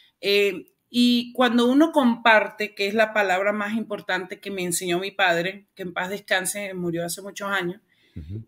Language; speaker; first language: Spanish; native; Spanish